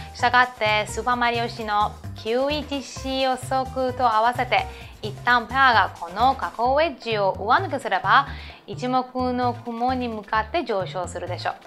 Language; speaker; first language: Japanese; non-native, fluent; Persian